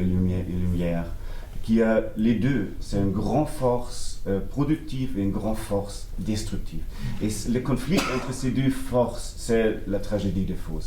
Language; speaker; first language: French; non-native, learner; German